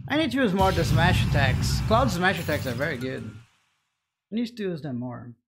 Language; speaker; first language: English; non-native, fluent; Portuguese